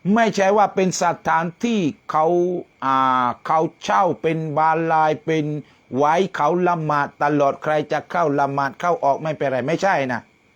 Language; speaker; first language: Thai; non-native, local second language; Malay